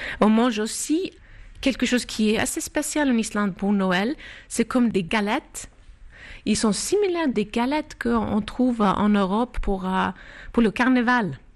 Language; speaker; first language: French; non-native, fluent; Icelandic